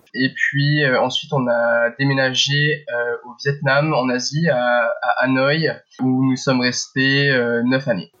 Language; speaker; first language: French; early bilingual, heritage; French